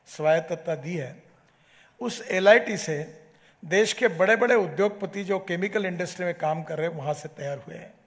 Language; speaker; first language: Hindi; non-native, local second language; Marathi